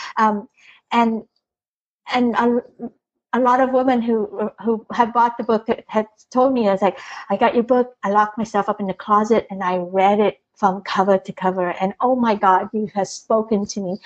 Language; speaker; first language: English; early bilingual, other home language; Vietnamese